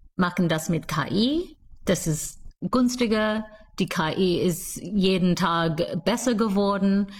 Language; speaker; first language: German; non-native, fluent; English